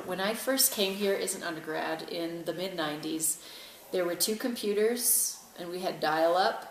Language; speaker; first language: English; native; English